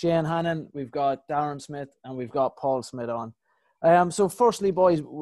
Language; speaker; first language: English; native; English